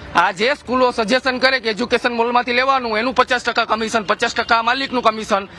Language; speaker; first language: Gujarati; native; Gujarati